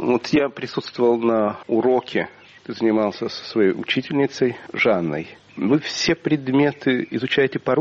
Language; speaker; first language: Russian; native; Russian